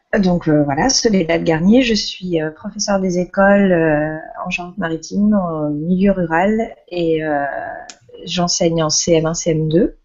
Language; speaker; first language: French; native; French